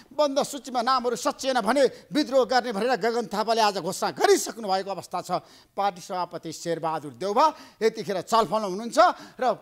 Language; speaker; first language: Nepali; native; Nepali